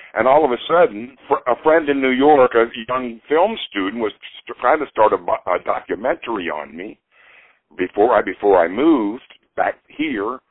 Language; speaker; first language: English; native; English